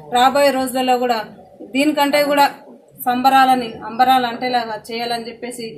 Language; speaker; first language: Telugu; non-native, local second language; Lambadi